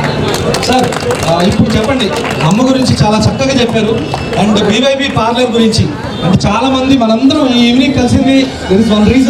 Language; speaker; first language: Telugu; native; Telugu